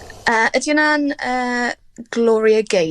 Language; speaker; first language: Welsh; non-native, local second language; English